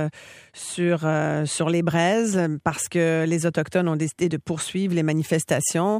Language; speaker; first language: French; native; French